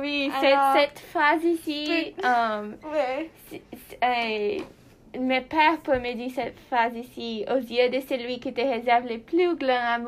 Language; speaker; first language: French; non-native, learner; Portuguese